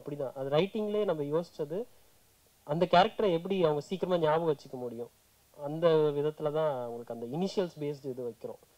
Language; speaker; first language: Tamil; native; Tamil